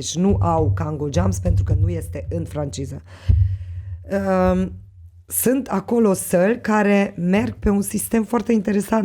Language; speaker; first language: Romanian; non-native, local second language; Hungarian